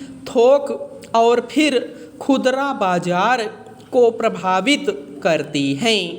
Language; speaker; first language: Hindi; native; Hindi